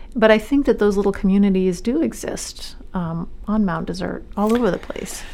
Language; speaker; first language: English; native; English